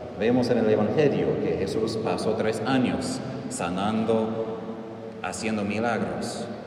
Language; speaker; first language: Spanish; non-native, fluent; English